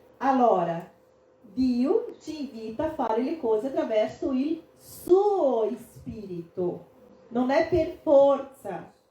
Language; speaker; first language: Italian; non-native, fluent; Portuguese